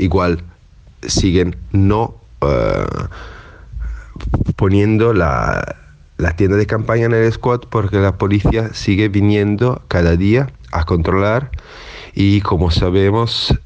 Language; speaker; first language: Spanish; non-native, fluent; Italian